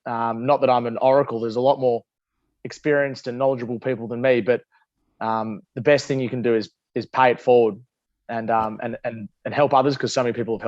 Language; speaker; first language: English; native; English